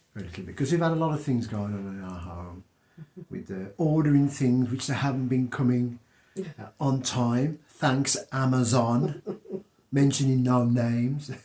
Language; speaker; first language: English; native; English